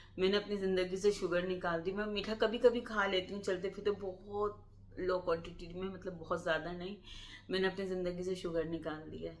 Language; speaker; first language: Urdu; native; Urdu